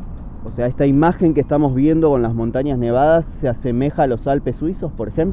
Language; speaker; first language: Spanish; native; Spanish